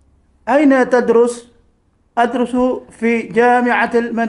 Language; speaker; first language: Arabic; non-native, learner; Indonesian